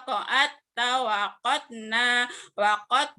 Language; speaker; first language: Arabic; non-native, learner; Indonesian